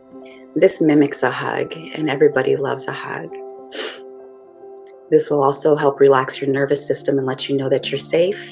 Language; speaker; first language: English; native; English